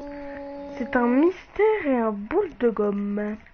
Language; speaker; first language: French; native; French